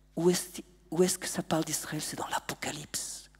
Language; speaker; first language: French; native; French